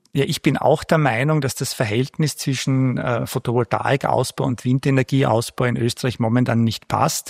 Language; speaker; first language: German; native; German